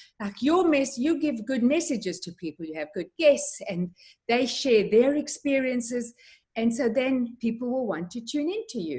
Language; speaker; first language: English; native; English